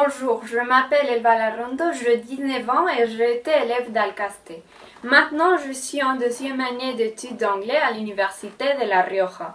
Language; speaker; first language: French; non-native, fluent; Spanish